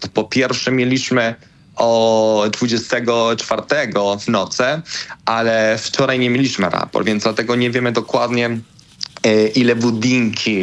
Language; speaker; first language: Polish; non-native, fluent; Spanish